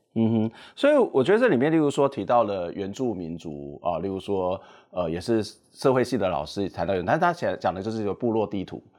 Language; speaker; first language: Chinese; native; Chinese